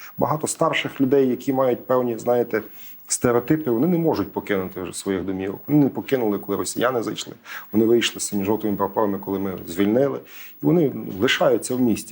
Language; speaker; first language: Ukrainian; native; Ukrainian